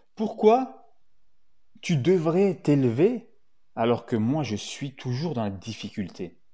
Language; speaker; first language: French; early bilingual, other home language; Italian